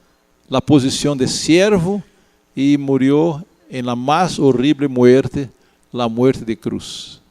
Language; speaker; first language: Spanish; non-native, learner; Portuguese